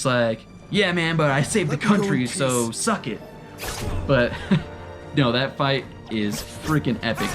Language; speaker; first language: English; native; English